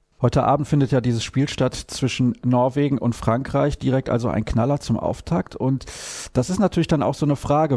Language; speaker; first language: German; native; German